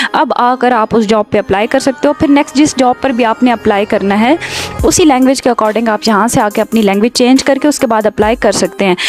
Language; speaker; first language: Urdu; non-native, local second language; Punjabi